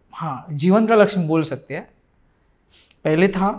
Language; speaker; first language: Hindi; non-native, local second language; Marathi